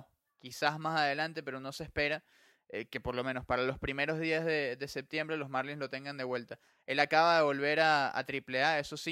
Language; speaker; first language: Spanish; native; Spanish